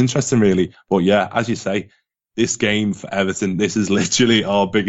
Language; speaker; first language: English; native; English